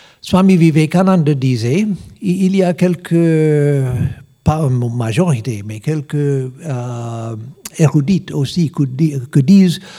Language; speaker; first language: French; non-native, learner; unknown